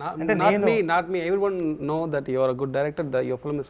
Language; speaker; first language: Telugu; non-native, learner; Tamil